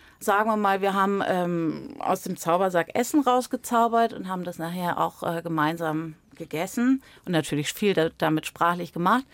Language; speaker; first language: German; native; German